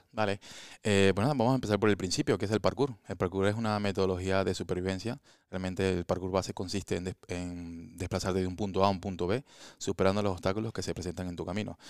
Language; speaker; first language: Spanish; native; Spanish